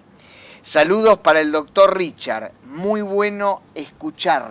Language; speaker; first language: Spanish; native; Spanish